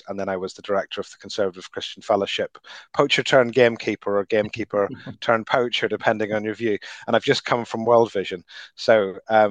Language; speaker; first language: English; native; English